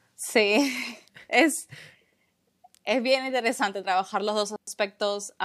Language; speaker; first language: Spanish; native; Spanish